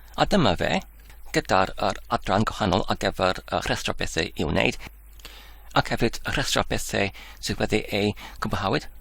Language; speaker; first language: Welsh; non-native, learner; Dutch